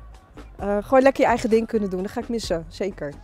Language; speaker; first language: Dutch; native; Dutch